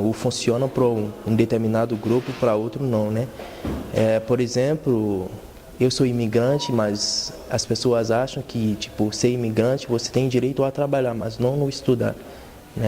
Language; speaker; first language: Portuguese; non-native, fluent; Haitian Creole